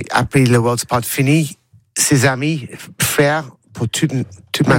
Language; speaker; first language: French; non-native, learner; English